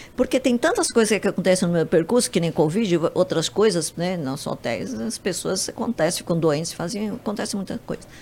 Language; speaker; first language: Portuguese; early bilingual, other home language; Japanese